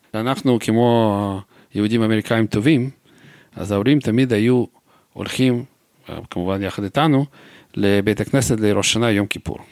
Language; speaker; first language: Hebrew; non-native, fluent; Russian